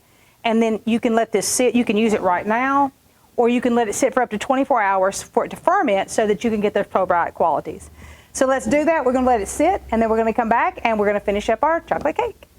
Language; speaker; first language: English; native; English